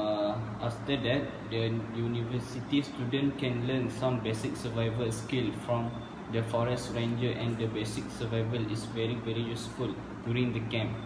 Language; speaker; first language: English; non-native, learner; Malay